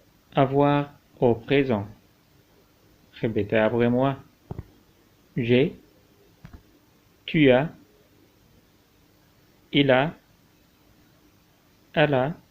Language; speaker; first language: French; non-native, local second language; Arabic